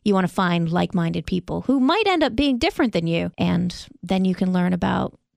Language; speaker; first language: English; native; English